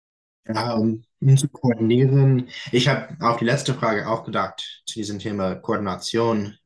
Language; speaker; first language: German; non-native, fluent; English